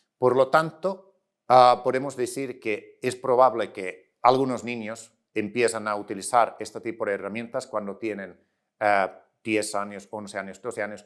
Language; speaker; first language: Spanish; non-native, fluent; Finnish